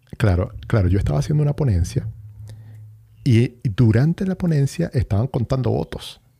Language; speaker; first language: Spanish; native; Spanish